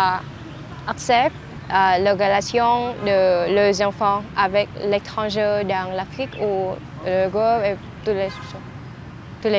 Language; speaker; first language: French; non-native, learner; Vietnamese